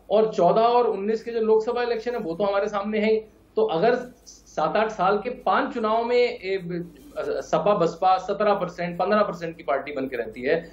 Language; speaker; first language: Hindi; native; Hindi